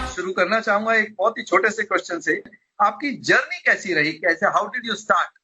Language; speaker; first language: Hindi; native; Hindi